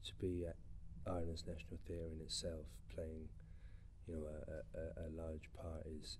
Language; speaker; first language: English; native; English